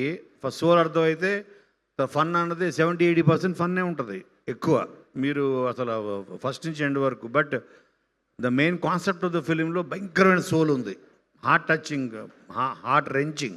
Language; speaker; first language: Telugu; native; Telugu